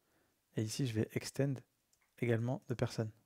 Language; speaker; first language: French; native; French